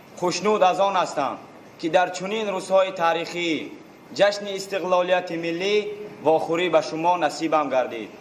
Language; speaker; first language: Tajik; native; Tajik